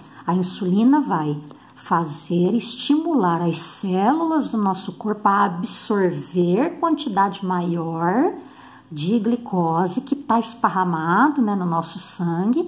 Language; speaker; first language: Portuguese; native; Portuguese